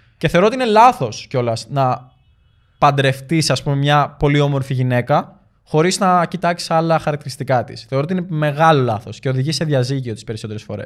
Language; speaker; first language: Greek; early bilingual, other home language; Albanian